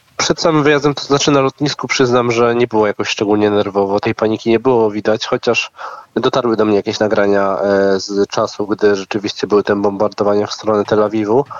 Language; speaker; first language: Polish; native; Polish